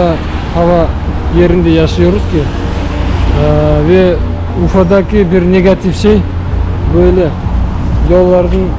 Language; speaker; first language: Turkish; non-native, learner; Bashkir